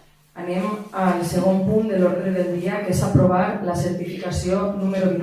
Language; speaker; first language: Catalan; native; Catalan